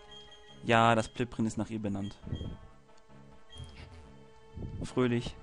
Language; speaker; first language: German; native; German